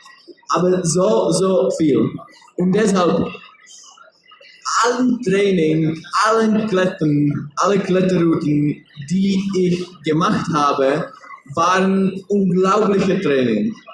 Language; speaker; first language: German; non-native, learner; Czech